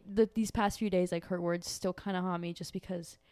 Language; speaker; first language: English; early bilingual, other home language; Portuguese